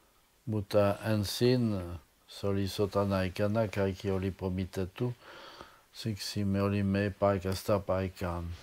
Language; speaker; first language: Finnish; non-native, fluent; French